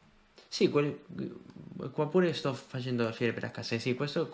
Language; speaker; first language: Italian; non-native, fluent; Spanish